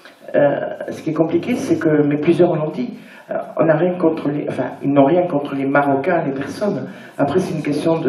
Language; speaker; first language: French; native; French